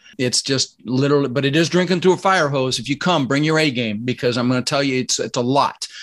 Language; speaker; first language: English; early bilingual, other home language; Dutch